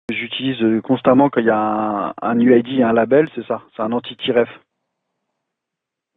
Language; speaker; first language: French; native; French